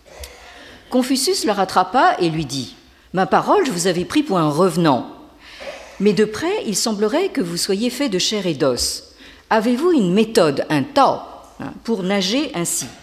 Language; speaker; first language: French; native; French